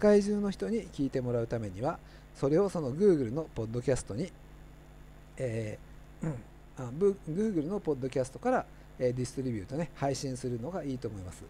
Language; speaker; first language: Japanese; native; Japanese